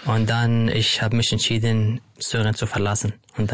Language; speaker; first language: German; non-native, fluent; Arabic